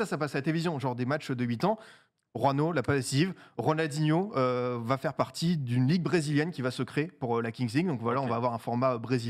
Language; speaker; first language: French; native; French